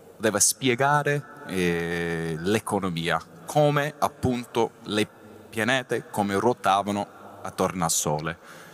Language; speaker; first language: Italian; non-native, fluent; English